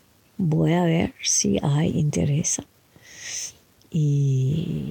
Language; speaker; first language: Spanish; non-native, learner; English